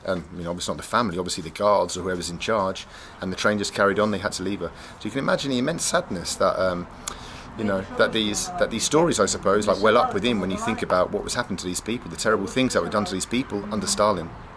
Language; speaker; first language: English; native; English